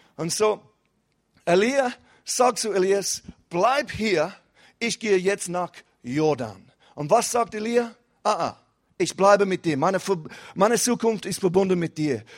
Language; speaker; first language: German; non-native, fluent; English